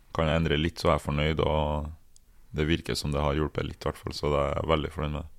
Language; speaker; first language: Norwegian; early bilingual, other home language; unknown